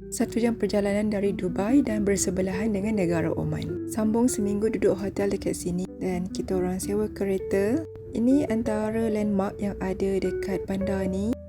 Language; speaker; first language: Malay; native; Malay